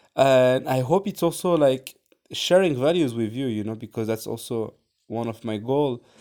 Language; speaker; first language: English; non-native, fluent; French